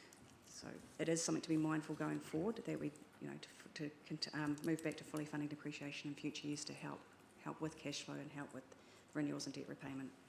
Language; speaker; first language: English; native; English